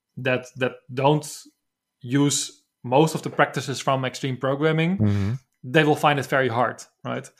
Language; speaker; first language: English; non-native, fluent; Dutch